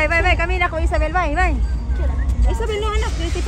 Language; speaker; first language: Italian; non-native, learner; Filipino